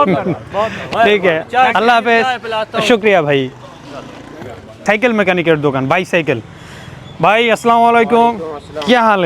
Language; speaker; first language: Hindi; non-native, learner; Bangla